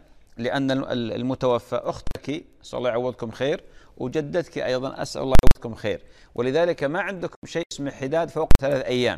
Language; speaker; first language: Arabic; native; Arabic